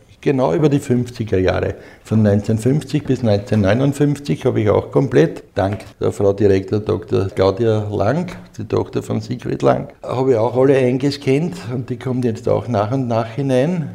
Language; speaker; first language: German; native; German